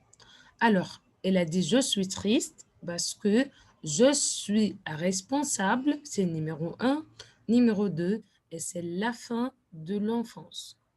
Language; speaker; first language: French; non-native, fluent; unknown